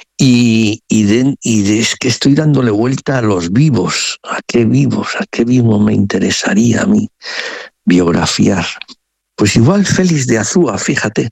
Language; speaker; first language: Spanish; native; Spanish